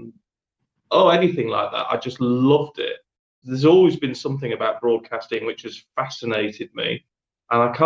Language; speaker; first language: English; native; English